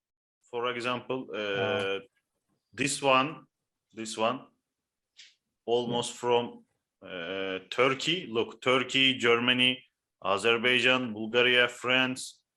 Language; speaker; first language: English; non-native, fluent; Turkish